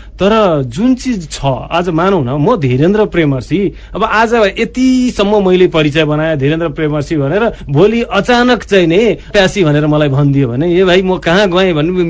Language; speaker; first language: Nepali; non-native, local second language; Maithili